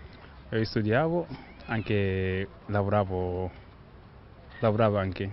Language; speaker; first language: Italian; non-native, learner; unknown